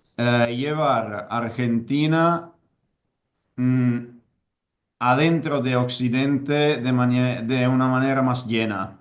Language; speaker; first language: Spanish; non-native, fluent; Italian